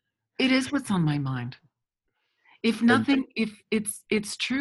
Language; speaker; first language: English; early bilingual, other home language; French